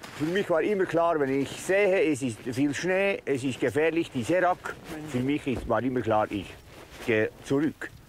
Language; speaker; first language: German; non-native, learner; French